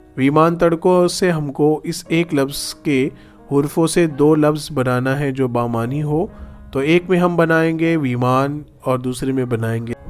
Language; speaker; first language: Urdu; native; Urdu